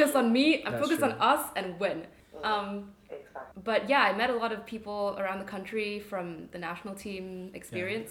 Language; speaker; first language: English; non-native, local second language; Cantonese